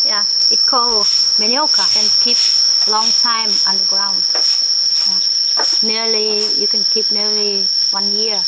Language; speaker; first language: English; non-native, learner; Vietnamese